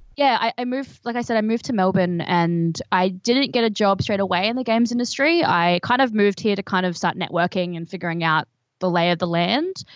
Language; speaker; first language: English; native; English